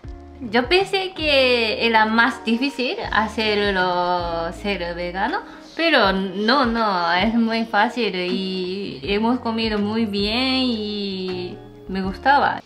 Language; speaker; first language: Spanish; non-native, fluent; Japanese